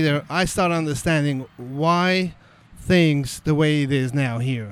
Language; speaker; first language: English; non-native, fluent; Azerbaijani